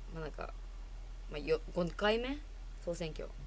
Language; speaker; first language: Japanese; native; Japanese